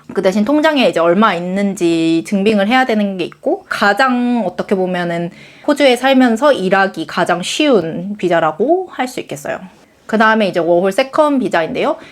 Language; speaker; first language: Korean; native; Korean